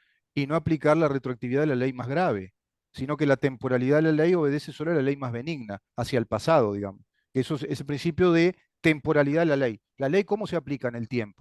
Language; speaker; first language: Spanish; native; Spanish